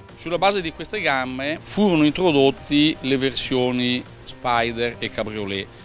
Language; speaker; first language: Italian; native; Italian